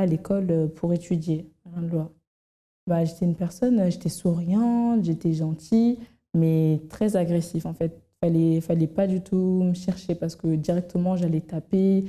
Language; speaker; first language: French; native; French